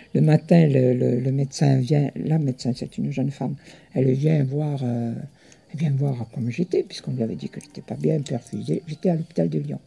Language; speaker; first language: French; early bilingual, other home language; Italian